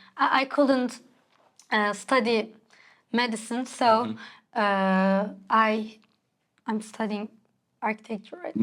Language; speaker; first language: English; non-native, learner; Turkish